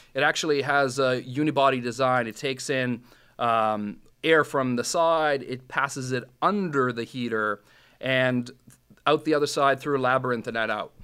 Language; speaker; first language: English; non-native, fluent; Serbian